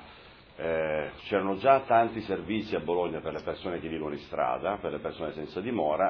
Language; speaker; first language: Italian; native; Italian